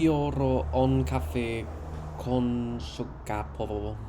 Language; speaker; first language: Spanish; non-native, learner; English